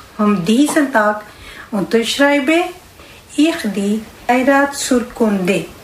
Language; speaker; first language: German; non-native, learner; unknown